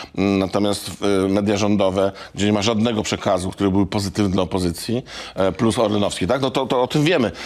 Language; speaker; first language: Polish; native; Polish